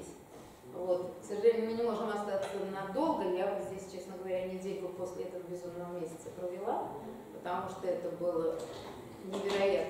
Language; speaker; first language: Russian; native; Russian